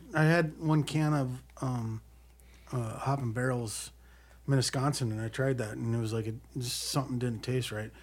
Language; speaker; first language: English; native; English